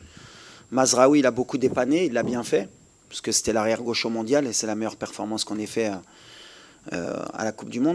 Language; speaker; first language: French; native; French